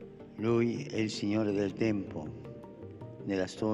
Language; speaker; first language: Italian; non-native, fluent; Spanish